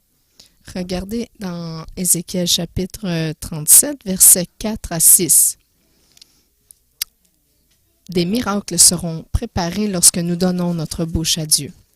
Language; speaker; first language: French; non-native, fluent; English